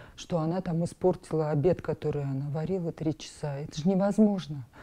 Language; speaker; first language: Russian; non-native, local second language; Armenian